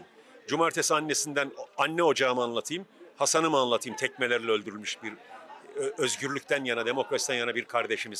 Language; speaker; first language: Turkish; native; Turkish